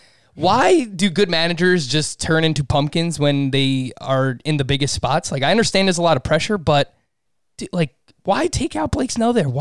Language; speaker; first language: English; native; English